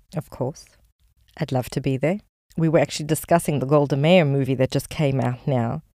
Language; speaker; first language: English; native; English